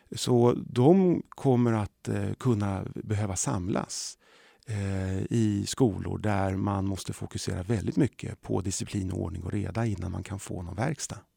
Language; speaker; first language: Swedish; early bilingual, other home language; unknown